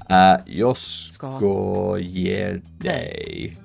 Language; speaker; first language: Swedish; non-native, learner; English